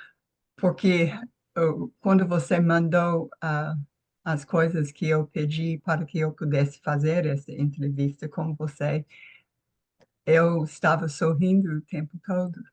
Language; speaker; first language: Portuguese; non-native, fluent; English